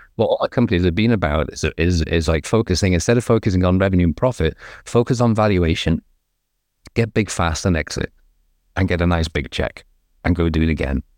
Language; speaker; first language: English; native; English